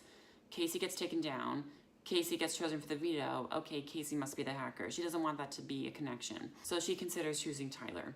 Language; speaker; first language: English; native; English